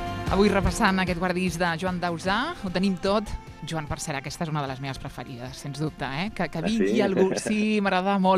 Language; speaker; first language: Catalan; native; Catalan